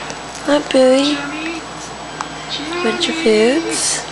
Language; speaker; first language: English; native; English